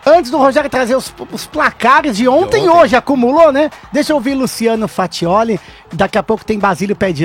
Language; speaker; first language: Portuguese; native; Portuguese